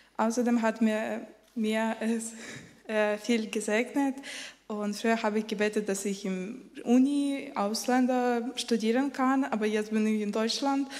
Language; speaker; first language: German; non-native, learner; Ukrainian